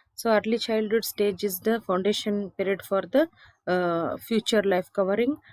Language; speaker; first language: English; non-native, local second language; Kannada